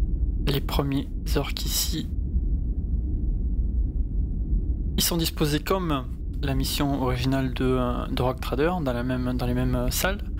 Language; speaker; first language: French; native; French